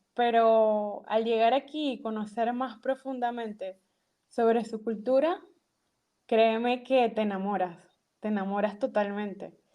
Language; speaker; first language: Spanish; native; Spanish